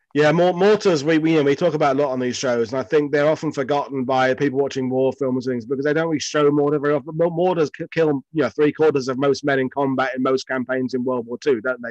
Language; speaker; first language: English; native; English